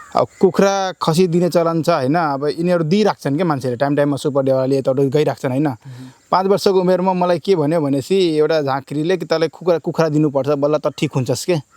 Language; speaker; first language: Nepali; non-native, local second language; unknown